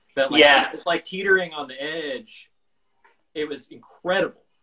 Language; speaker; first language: English; native; English